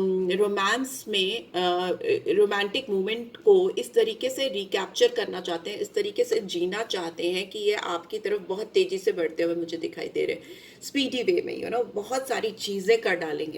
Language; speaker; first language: Hindi; native; Hindi